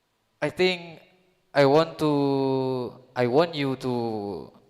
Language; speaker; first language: English; non-native, learner; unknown